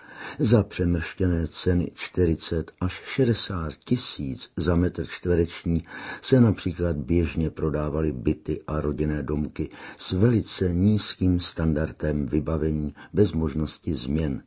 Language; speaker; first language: Czech; native; Czech